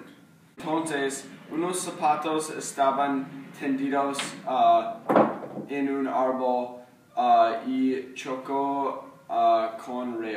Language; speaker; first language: Spanish; non-native, learner; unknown